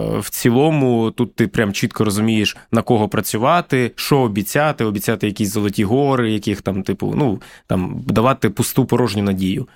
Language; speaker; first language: Ukrainian; native; Ukrainian